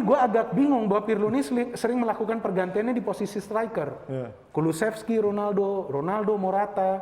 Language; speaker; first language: Indonesian; native; Indonesian